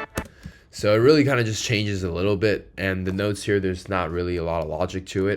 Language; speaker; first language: English; native; English